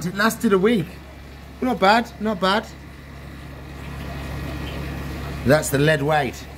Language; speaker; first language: English; native; English